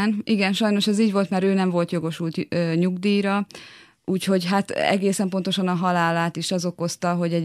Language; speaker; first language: Hungarian; native; Hungarian